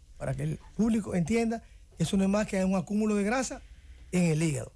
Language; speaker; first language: Spanish; native; Spanish